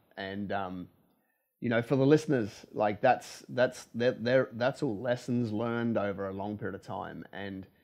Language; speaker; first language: English; native; English